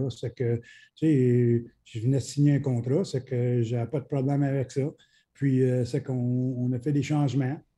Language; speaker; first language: French; native; French